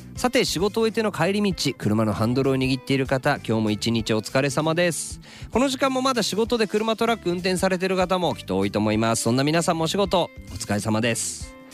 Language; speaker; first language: Japanese; native; Japanese